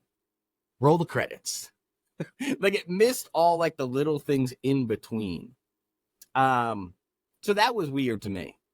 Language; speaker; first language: English; native; English